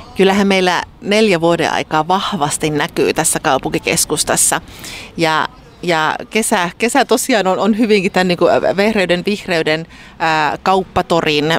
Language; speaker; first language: Finnish; native; Finnish